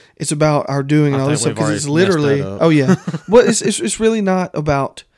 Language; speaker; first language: English; native; English